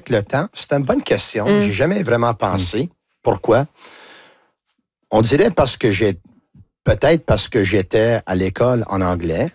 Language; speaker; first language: French; non-native, local second language; Italian